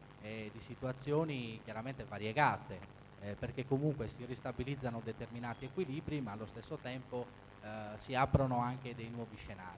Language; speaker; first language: Italian; native; Italian